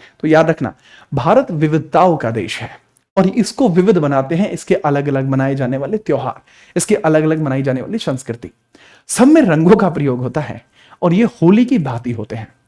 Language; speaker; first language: Hindi; native; Hindi